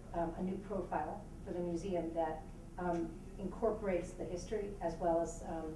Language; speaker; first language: English; native; English